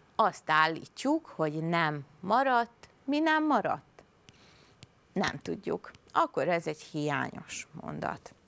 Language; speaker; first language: Hungarian; native; Hungarian